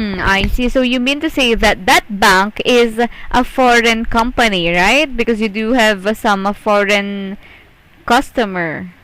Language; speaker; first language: English; non-native, local second language; Filipino